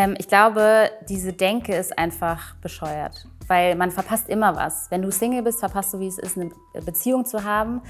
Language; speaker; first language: German; early bilingual, other home language; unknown